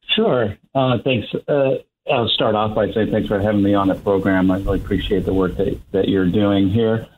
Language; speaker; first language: English; native; English